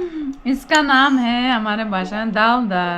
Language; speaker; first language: Hindi; non-native, learner; Tajik